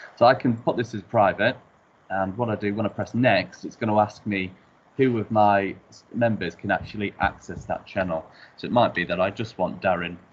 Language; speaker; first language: English; native; English